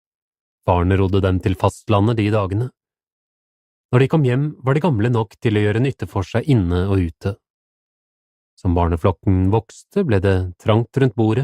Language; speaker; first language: Norwegian; native; Norwegian